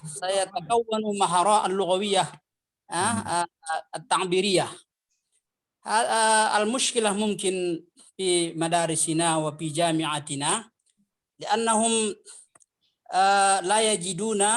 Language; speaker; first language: Arabic; non-native, fluent; Indonesian